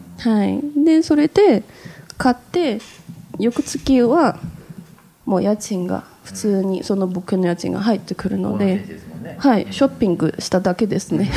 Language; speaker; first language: Japanese; non-native, fluent; Chinese